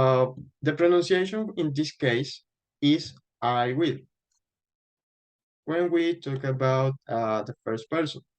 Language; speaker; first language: English; non-native, fluent; Spanish